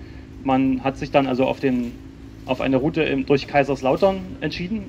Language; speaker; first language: German; native; German